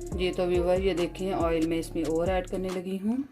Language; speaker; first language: Urdu; native; Urdu